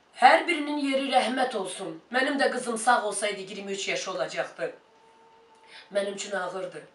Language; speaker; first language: Azerbaijani; non-native, local second language; Talysh